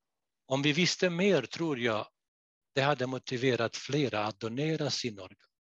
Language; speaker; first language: Swedish; non-native, fluent; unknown